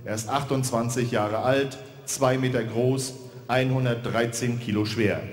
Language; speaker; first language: German; native; German